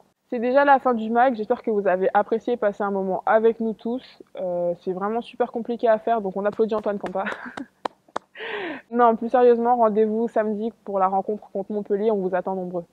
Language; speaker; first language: French; native; French